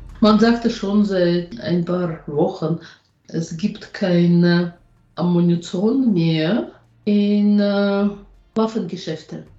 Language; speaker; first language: German; non-native, fluent; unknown